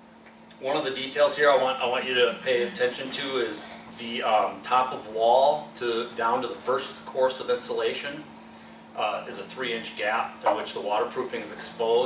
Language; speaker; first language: English; native; English